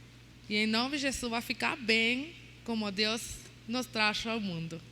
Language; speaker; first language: Portuguese; non-native, learner; Spanish